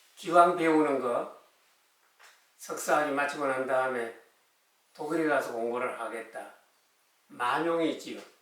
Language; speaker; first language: Korean; native; Korean